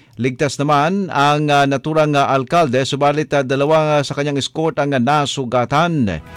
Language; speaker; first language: Filipino; non-native, local second language; Cebuano